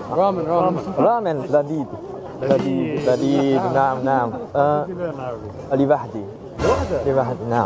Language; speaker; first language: Arabic; non-native, learner; Japanese